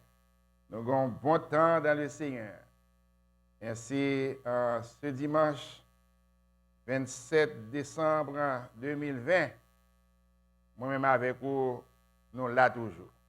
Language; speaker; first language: French; non-native, local second language; Haitian Creole